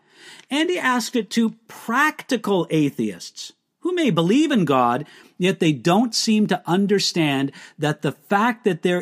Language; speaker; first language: English; native; English